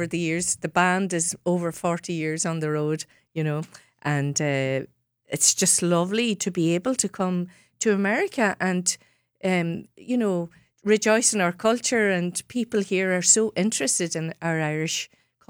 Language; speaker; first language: English; non-native, local second language; Irish